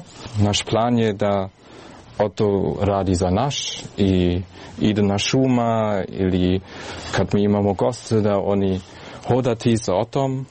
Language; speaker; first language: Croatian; early bilingual, heritage; German